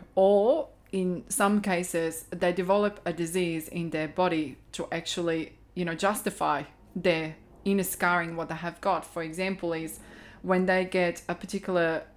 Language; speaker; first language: English; non-native, fluent; Croatian